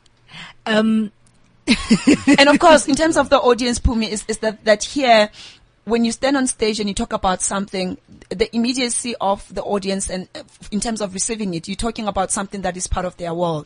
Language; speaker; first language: English; non-native, local second language; Southern Sotho